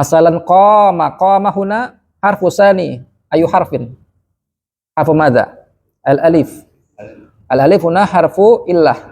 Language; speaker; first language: Arabic; non-native, fluent; Indonesian